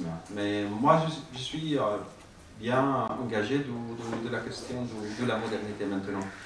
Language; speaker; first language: French; non-native, learner; Arabic